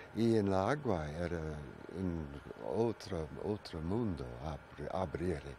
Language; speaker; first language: Spanish; non-native, learner; English